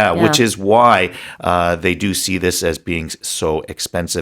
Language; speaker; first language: English; native; English